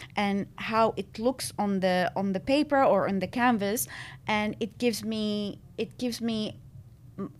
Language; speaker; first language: English; non-native, fluent; Arabic